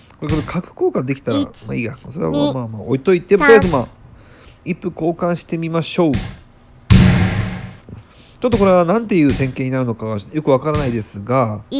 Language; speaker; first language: Japanese; native; Japanese